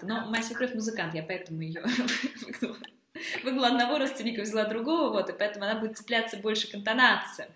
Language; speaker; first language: Russian; native; Russian